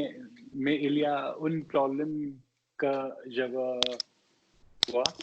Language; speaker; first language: French; non-native, learner; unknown